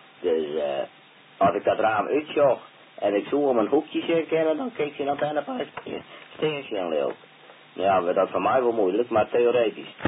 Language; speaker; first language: Dutch; non-native, local second language; Western Frisian